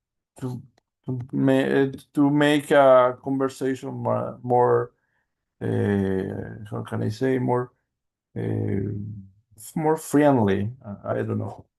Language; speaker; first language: English; non-native, learner; Spanish